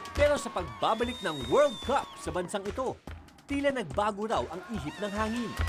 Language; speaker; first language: Filipino; native; Filipino